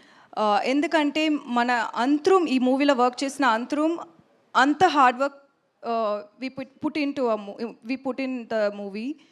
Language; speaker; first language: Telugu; non-native, learner; Tamil